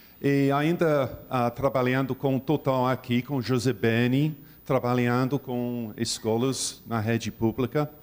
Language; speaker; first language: Portuguese; non-native, learner; English